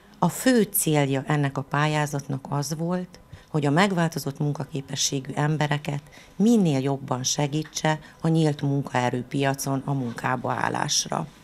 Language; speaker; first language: Hungarian; native; Hungarian